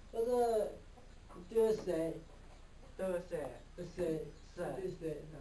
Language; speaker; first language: Chinese; non-native, local second language; Hmong